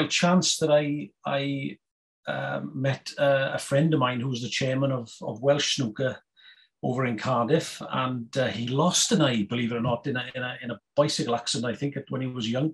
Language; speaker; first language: English; native; English